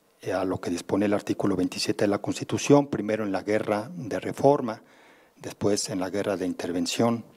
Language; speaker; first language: Spanish; native; Spanish